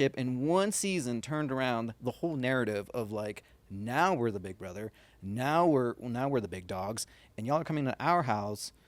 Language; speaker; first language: English; native; English